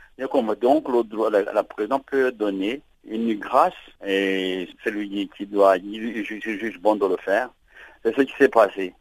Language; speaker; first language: French; non-native, local second language; Kinyarwanda